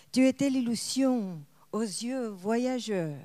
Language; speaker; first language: French; non-native, fluent; Spanish